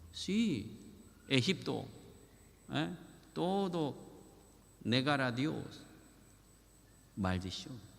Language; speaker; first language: Spanish; non-native, learner; Korean